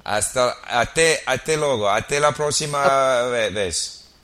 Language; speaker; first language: Portuguese; non-native, learner; English